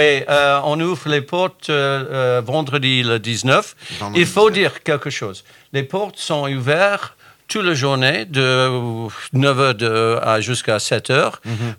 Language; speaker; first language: French; non-native, fluent; English